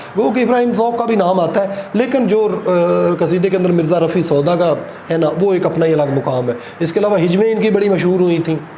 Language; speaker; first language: Urdu; native; Urdu